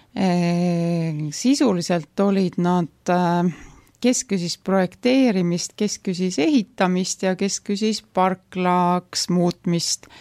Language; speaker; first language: Estonian; native; Estonian